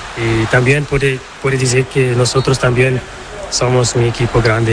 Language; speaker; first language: Spanish; non-native, learner; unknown